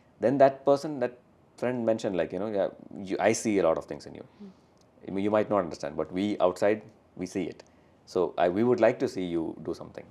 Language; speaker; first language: Malayalam; early bilingual, heritage; Malayalam